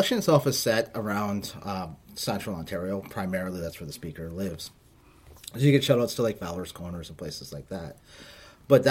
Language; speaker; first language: English; native; English